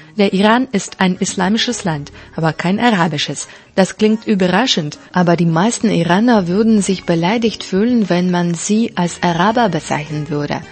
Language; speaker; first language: German; non-native, fluent; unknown